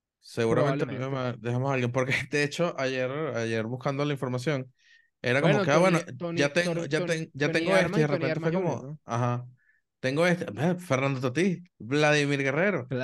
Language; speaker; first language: Spanish; native; Spanish